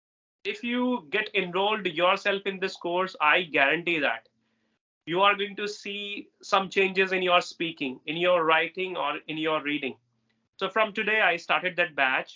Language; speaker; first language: English; non-native, local second language; Hindi